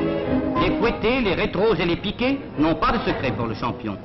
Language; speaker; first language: French; native; French